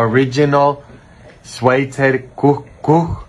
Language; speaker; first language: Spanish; non-native, fluent; Polish